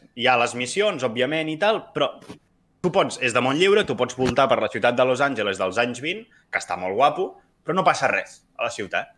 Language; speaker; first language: Catalan; native; Catalan